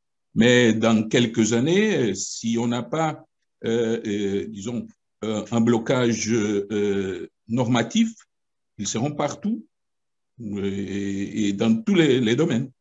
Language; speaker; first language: French; non-native, fluent; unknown